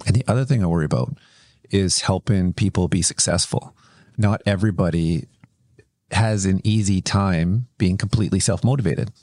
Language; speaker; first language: English; native; English